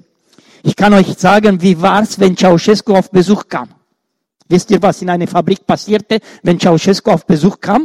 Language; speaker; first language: German; non-native, fluent; Romanian